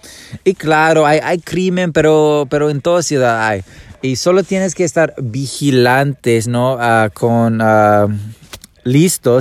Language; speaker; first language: Spanish; non-native, fluent; English